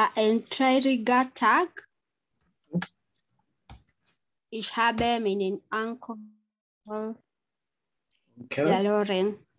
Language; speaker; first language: German; non-native, learner; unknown